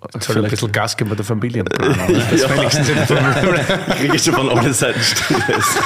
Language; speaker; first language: German; native; German